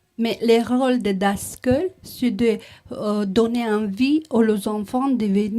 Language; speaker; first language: French; non-native, learner; Romanian